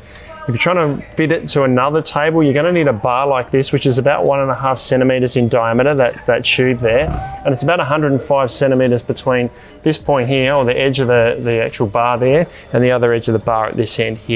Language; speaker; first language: English; native; English